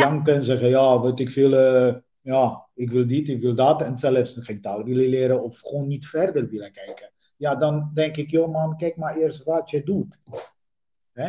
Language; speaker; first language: Dutch; non-native, fluent; Polish